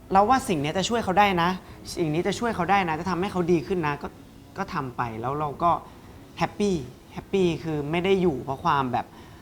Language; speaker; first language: Thai; native; Thai